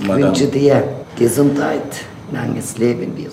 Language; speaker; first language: German; non-native, learner; Turkish